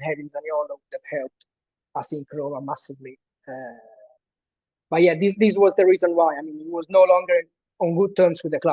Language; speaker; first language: English; non-native, fluent; Italian